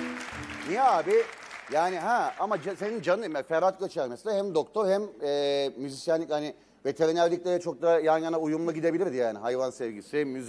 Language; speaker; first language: Turkish; native; Turkish